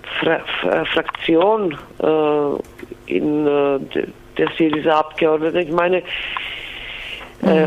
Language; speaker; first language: German; non-native, fluent; Greek